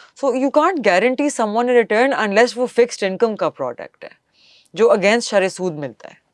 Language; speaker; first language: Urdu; non-native, local second language; English